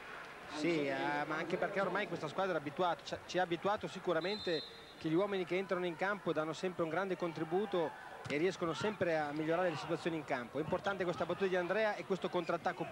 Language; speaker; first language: Italian; native; Italian